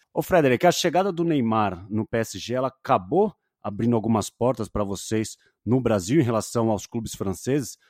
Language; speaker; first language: Portuguese; native; Portuguese